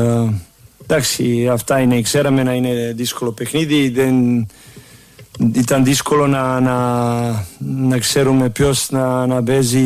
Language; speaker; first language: Greek; non-native, fluent; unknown